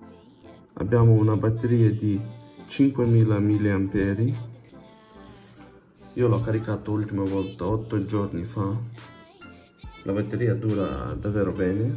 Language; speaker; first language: Italian; non-native, fluent; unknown